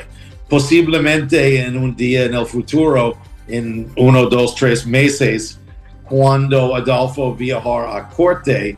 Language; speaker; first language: Spanish; non-native, learner; English